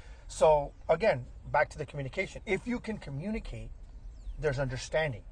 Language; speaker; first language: English; early bilingual, other home language; Spanish